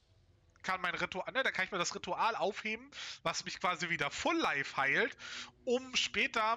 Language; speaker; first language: German; native; German